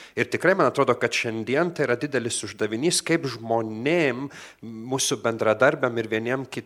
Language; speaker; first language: Lithuanian; native; Lithuanian